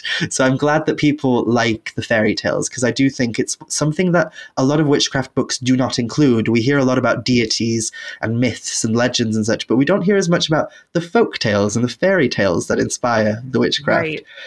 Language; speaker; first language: English; native; English